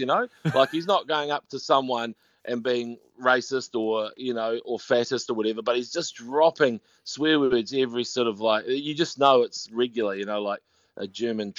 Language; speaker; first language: English; native; English